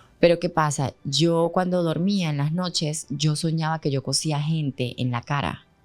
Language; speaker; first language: Spanish; native; Spanish